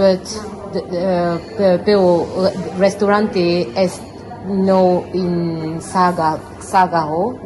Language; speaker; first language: Spanish; non-native, learner; French